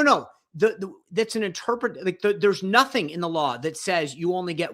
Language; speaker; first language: English; native; English